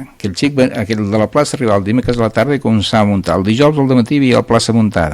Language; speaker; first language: Catalan; native; Catalan